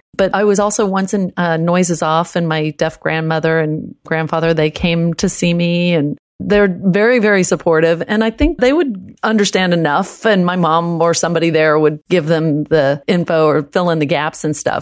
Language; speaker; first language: English; early bilingual, other home language; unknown